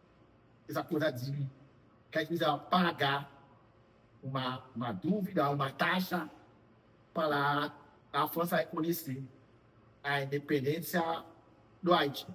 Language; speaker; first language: Portuguese; non-native, fluent; Haitian Creole